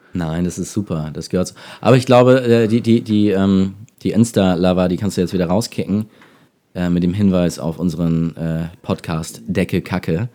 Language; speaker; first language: German; native; German